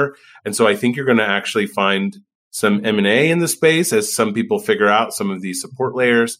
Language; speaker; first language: English; native; English